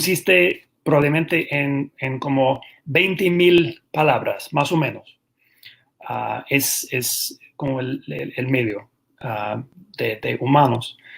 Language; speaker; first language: Spanish; non-native, fluent; English